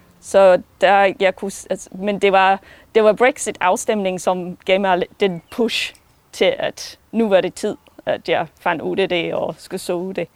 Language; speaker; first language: Danish; non-native, fluent; English